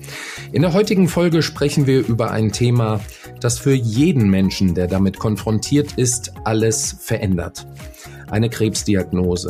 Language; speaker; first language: German; native; German